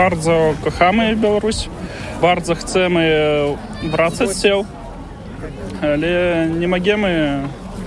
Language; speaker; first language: Polish; non-native, learner; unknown